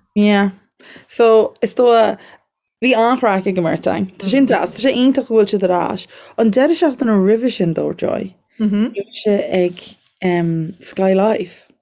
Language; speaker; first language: Irish; native; Irish